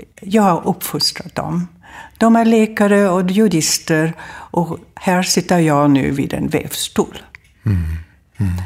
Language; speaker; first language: Swedish; non-native, fluent; German